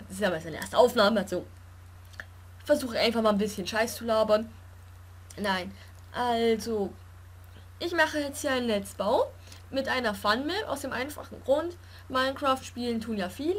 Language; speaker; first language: German; native; German